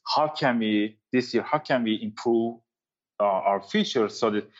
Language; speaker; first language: English; non-native, fluent; Turkish